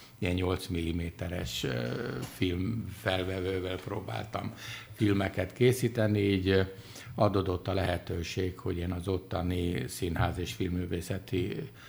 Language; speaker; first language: Hungarian; early bilingual, other home language; Armenian